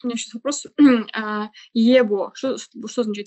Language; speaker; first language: Russian; non-native, learner; Spanish